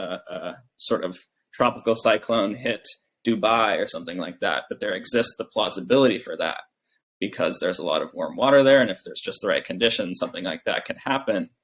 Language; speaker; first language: English; native; English